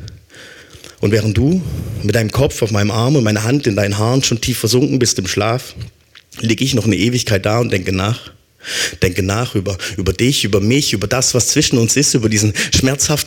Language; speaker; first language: German; native; German